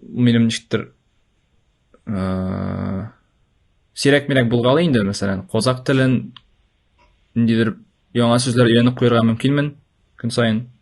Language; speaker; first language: Tatar; native; Tatar